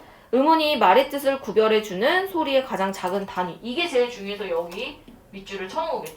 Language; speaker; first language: Korean; native; Korean